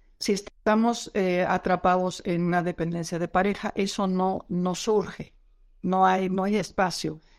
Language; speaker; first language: Spanish; non-native, fluent; Dutch